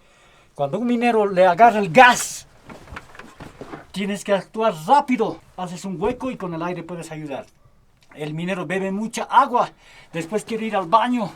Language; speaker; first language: Spanish; native; Spanish